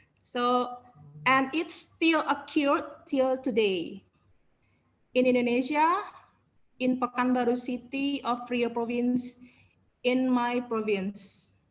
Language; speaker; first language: English; non-native, learner; Indonesian